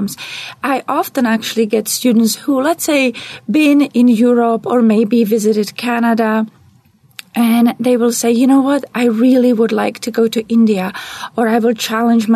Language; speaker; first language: English; non-native, fluent; Czech